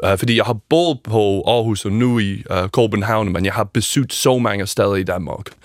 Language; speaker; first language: Danish; non-native, learner; English